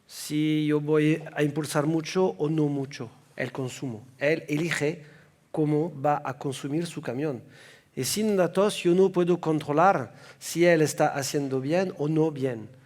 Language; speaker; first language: Spanish; non-native, fluent; French